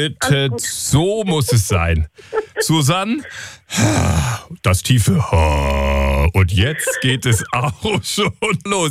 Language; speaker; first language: German; native; German